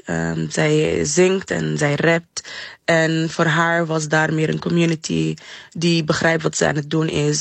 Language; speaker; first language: Dutch; non-native, fluent; Arabic